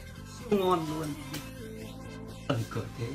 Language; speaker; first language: Vietnamese; native; Vietnamese